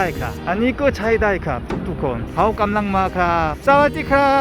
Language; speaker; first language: Thai; non-native, learner; Korean